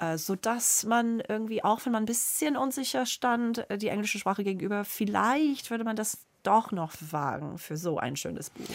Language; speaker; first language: German; non-native, fluent; English